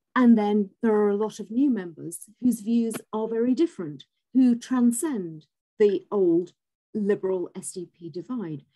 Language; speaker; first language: English; native; English